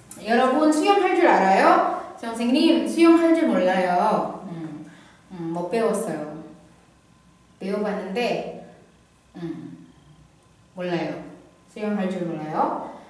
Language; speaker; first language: Korean; non-native, fluent; Indonesian